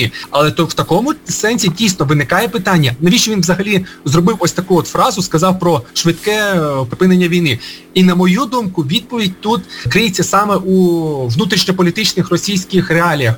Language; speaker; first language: Ukrainian; native; Ukrainian